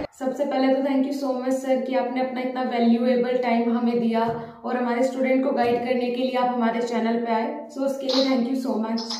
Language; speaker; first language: Hindi; native; Hindi